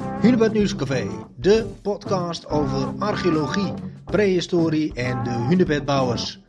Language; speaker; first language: Dutch; native; Dutch